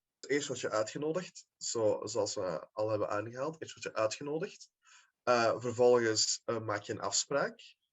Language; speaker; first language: Dutch; native; Dutch